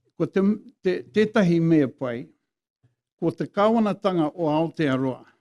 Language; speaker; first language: Māori; non-native, local second language; English